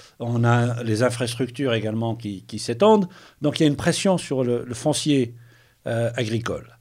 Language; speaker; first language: French; non-native, local second language; Arabic